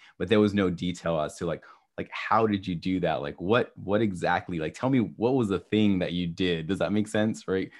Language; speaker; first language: English; native; English